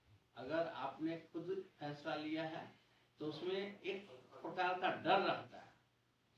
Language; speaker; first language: Hindi; native; Hindi